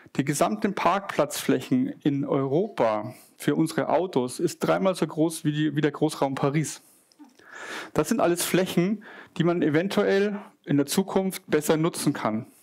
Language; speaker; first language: German; native; German